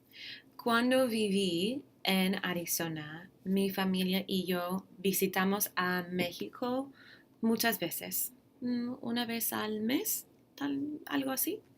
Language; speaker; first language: Spanish; non-native, fluent; English